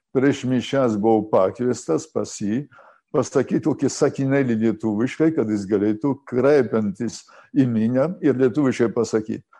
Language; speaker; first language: Lithuanian; early bilingual, heritage; Lithuanian